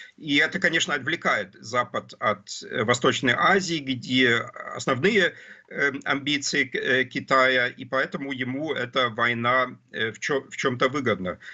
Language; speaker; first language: Russian; non-native, fluent; German